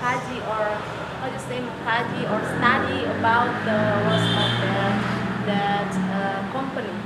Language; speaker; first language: English; non-native, learner; Indonesian